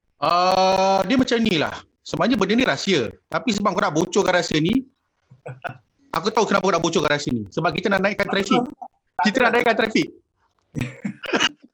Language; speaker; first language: Malay; native; Malay